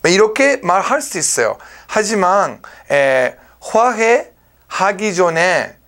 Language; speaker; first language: Korean; non-native, learner; English